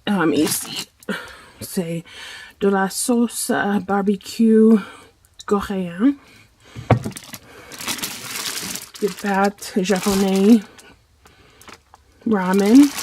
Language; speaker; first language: French; non-native, fluent; English